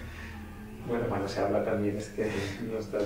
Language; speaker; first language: Spanish; native; Spanish